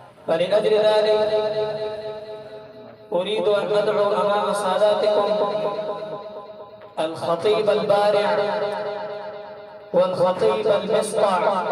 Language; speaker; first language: Arabic; non-native, fluent; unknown